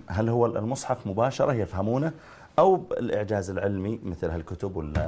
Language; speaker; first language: Arabic; native; Arabic